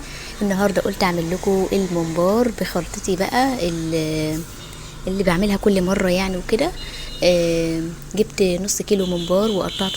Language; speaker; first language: Arabic; native; Arabic